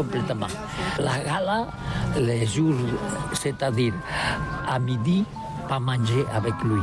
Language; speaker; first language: French; non-native, learner; Catalan